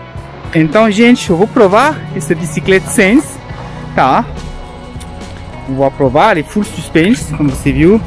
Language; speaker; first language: Portuguese; non-native, learner; French